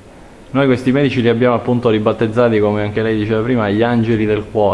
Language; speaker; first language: Italian; native; Italian